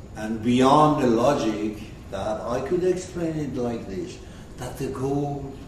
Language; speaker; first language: English; non-native, fluent; Persian